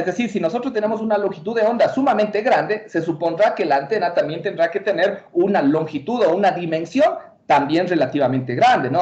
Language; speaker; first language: Spanish; native; Spanish